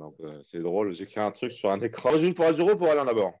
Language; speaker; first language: French; native; French